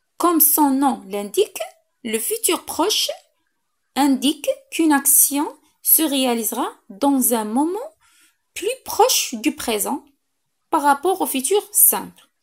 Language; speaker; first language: French; non-native, local second language; Arabic